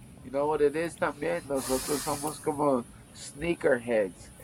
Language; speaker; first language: Spanish; early bilingual, heritage; Spanish